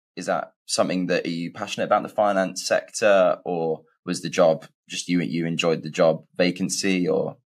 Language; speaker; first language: English; native; English